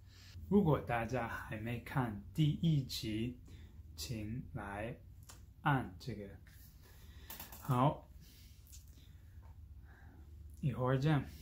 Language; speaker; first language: Chinese; non-native, learner; English